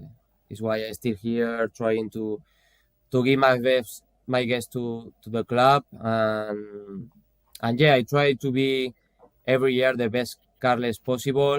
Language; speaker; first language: English; non-native, fluent; Spanish